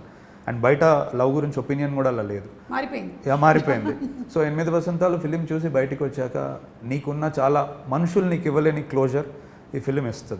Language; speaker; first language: Telugu; native; Telugu